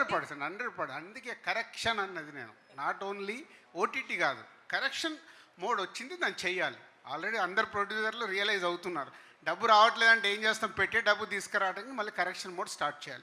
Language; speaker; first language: Telugu; native; Telugu